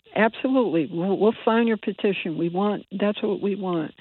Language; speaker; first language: English; native; English